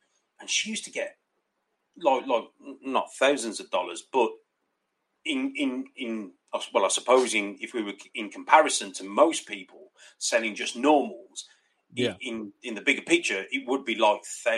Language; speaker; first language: English; native; English